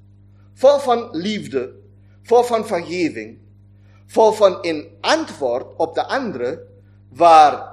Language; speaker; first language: Dutch; non-native, fluent; German